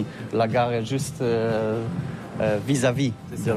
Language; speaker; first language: French; non-native, learner; Polish